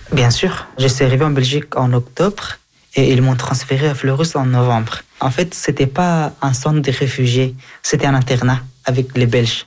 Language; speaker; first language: French; early bilingual, other home language; Persian